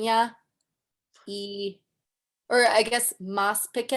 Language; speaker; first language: Spanish; non-native, learner; English